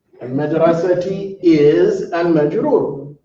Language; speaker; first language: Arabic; non-native, fluent; English